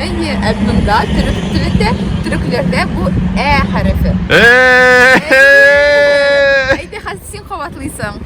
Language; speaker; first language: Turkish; non-native, learner; Tatar